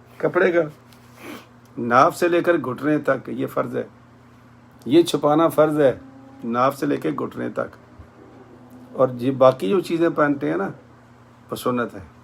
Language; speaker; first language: Urdu; non-native, local second language; Punjabi